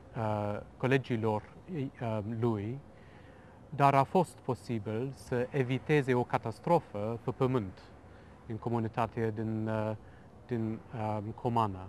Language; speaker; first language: Romanian; non-native, fluent; English